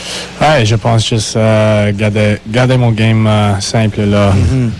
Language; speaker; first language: French; non-native, learner; English